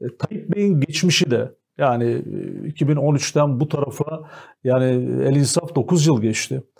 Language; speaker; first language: Turkish; native; Turkish